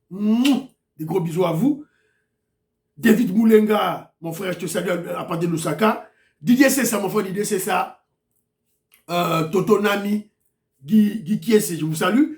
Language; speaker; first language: French; non-native, local second language; Lingala